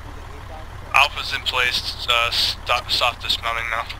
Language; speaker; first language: English; native; English